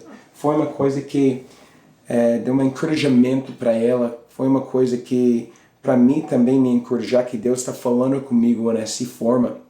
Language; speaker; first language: Portuguese; non-native, learner; English